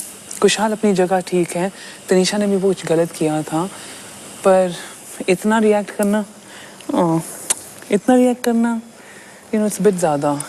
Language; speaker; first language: Hindi; native; Hindi